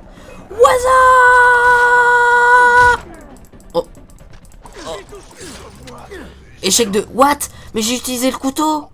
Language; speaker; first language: French; native; French